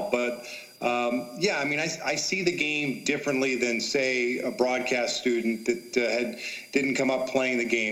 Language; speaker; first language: English; native; English